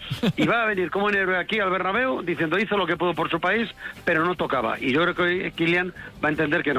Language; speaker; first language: Spanish; native; Spanish